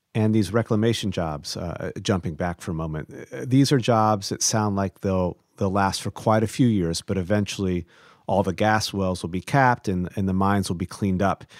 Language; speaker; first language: English; native; English